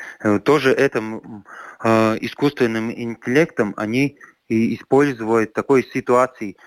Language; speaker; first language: Russian; non-native, local second language; Latvian